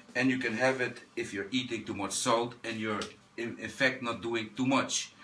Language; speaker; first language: English; non-native, fluent; Dutch